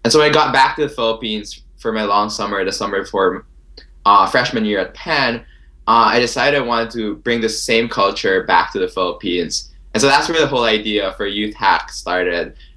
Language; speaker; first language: English; non-native, local second language; Filipino